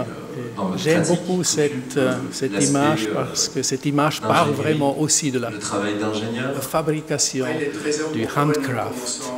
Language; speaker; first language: French; non-native, learner; German